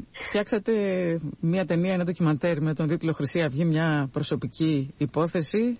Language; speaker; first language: Greek; native; Greek